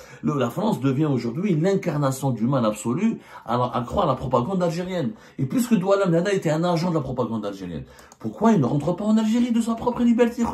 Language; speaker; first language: French; non-native, local second language; Arabic